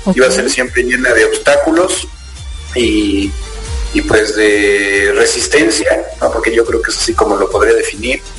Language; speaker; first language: Spanish; native; Spanish